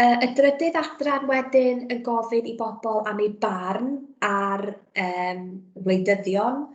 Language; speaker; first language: Welsh; native; Welsh